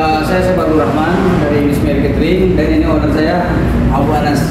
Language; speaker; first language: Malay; non-native, local second language; Sundanese